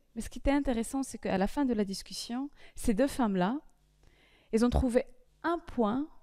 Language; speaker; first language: French; non-native, local second language; Arabic